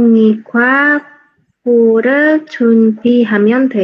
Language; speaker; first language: Korean; non-native, learner; Indonesian